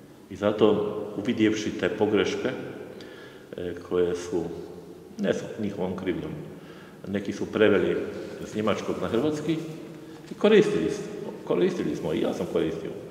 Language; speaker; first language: Serbian; non-native, fluent; Polish